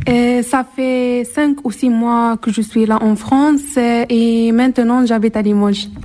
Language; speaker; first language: French; non-native, learner; Arabic